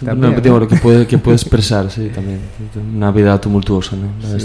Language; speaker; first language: Spanish; native; Spanish